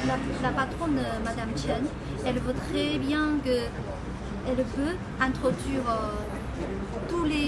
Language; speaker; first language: French; non-native, fluent; Chinese